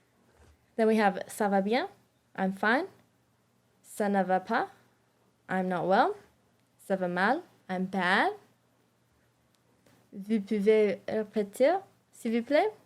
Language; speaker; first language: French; non-native, learner; English